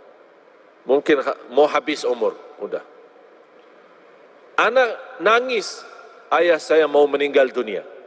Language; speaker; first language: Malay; non-native, fluent; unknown